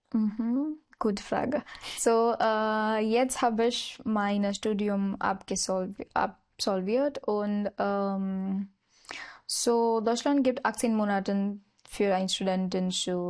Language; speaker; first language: German; non-native, learner; Marathi